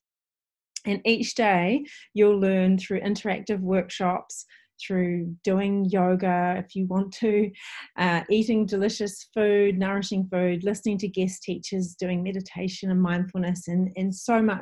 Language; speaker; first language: English; native; English